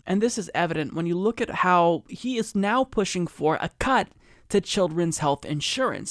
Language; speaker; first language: English; native; English